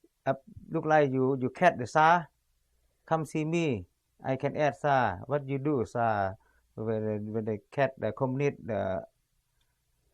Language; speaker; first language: English; non-native, learner; Lao